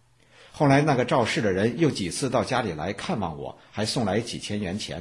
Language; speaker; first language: Chinese; native; Chinese